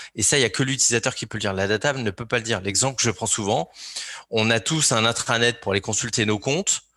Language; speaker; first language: French; native; French